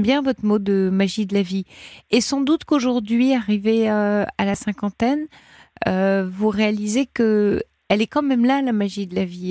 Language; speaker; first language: French; native; French